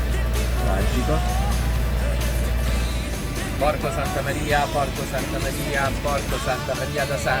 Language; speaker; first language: Italian; native; Italian